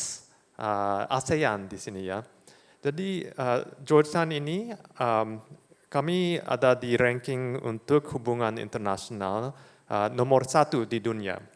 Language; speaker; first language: Indonesian; non-native, fluent; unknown